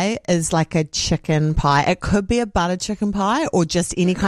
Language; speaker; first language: English; native; English